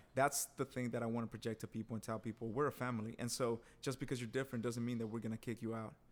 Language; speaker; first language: English; early bilingual, other home language; Spanish